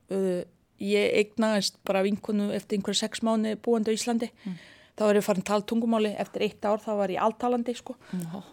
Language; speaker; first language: Icelandic; non-native, fluent; Bosnian